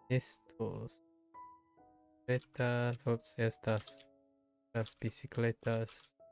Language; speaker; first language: Spanish; non-native, learner; English